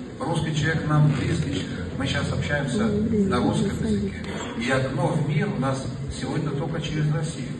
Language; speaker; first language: Russian; non-native, local second language; Abkhazian